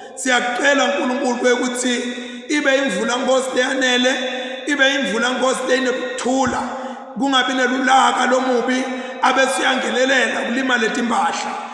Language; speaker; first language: Zulu; non-native, local second language; Swati